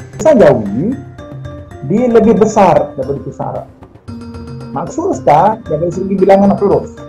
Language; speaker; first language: Malay; native; Malay